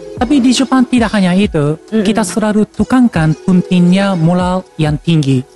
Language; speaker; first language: Indonesian; non-native, fluent; Japanese